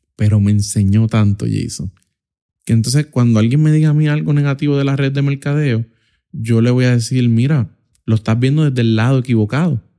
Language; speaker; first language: Spanish; native; Spanish